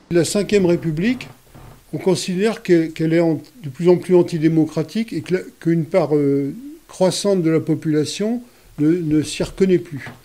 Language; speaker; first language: French; native; French